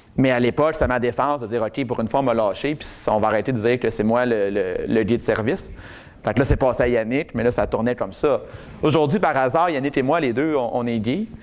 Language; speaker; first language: French; native; French